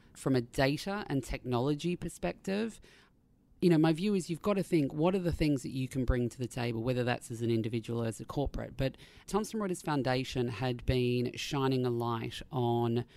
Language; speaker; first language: English; native; English